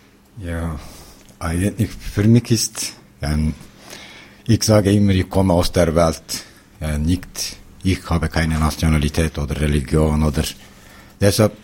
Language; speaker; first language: German; non-native, learner; Kurdish